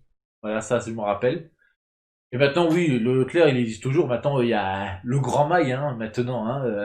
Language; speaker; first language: French; native; French